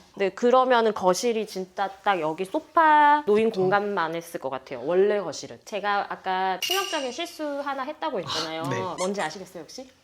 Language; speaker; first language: Korean; native; Korean